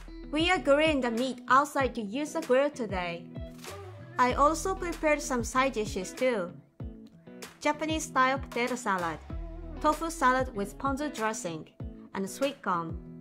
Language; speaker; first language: English; non-native, fluent; Japanese